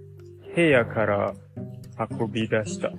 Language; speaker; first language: Japanese; non-native, learner; English